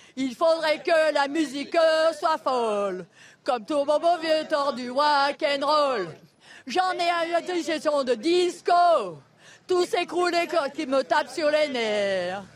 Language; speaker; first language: French; native; French